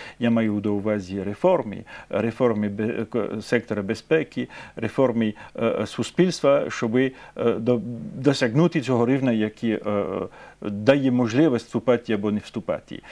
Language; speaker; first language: Ukrainian; non-native, fluent; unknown